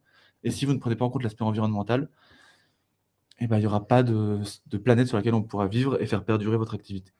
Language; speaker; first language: French; native; French